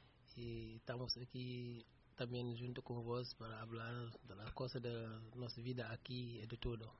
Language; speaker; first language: Spanish; non-native, learner; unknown